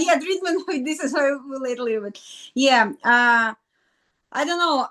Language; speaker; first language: English; non-native, learner; Russian